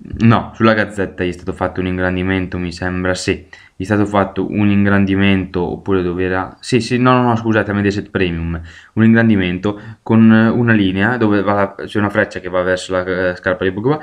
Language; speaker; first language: Italian; native; Italian